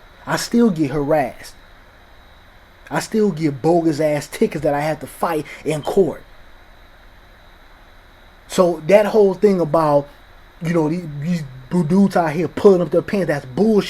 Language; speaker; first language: English; native; English